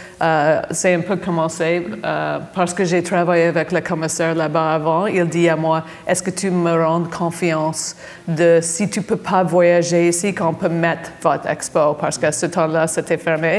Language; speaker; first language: French; non-native, fluent; English